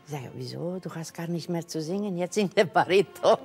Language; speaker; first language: German; non-native, fluent; Catalan